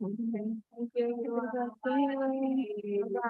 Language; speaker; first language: English; non-native, learner; Indonesian